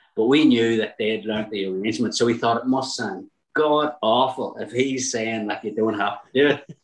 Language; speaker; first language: English; native; English